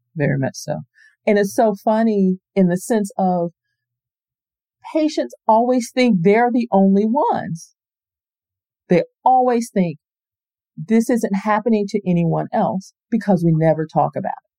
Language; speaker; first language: English; native; English